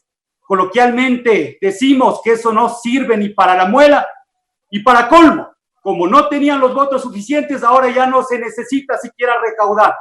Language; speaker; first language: Spanish; native; Spanish